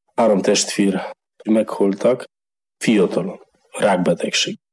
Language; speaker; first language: Hungarian; non-native, learner; Polish